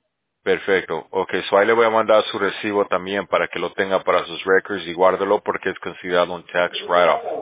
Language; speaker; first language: Spanish; native; Spanish